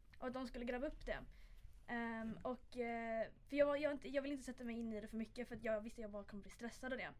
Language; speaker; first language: Swedish; native; Swedish